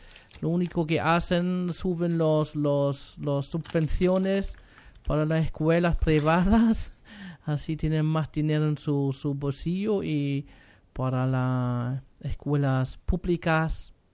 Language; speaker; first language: Spanish; non-native, learner; German